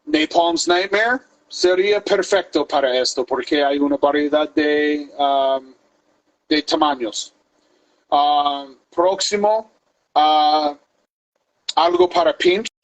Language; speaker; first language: Spanish; non-native, fluent; English